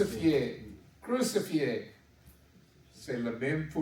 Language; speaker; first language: French; non-native, learner; English